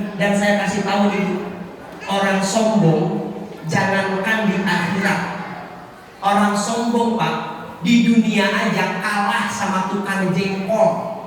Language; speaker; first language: Indonesian; non-native, local second language; Sundanese